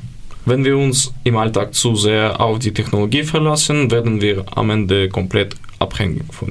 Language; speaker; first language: German; non-native, learner; Ukrainian